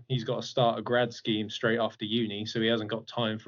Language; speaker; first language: English; native; English